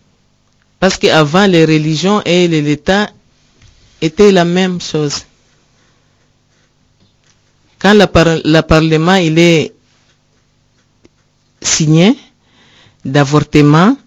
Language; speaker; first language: French; non-native, learner; Rundi